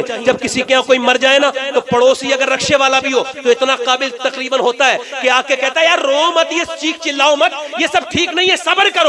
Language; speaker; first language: Urdu; native; Urdu